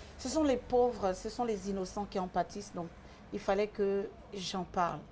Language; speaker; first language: French; early bilingual, other home language; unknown